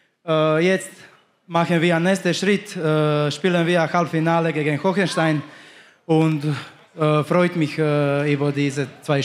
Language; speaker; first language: German; non-native, learner; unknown